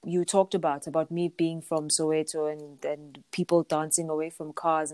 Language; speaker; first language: English; non-native, local second language; Zulu